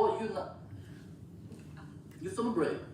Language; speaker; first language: English; non-native, learner; Korean